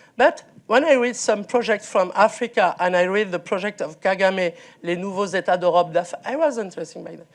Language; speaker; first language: English; non-native, learner; French